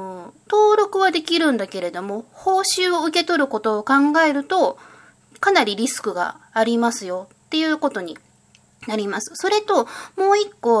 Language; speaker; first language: Japanese; native; Japanese